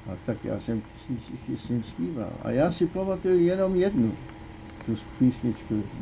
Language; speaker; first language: Czech; early bilingual, heritage; Czech